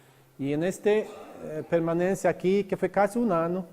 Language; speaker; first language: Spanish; non-native, learner; Norwegian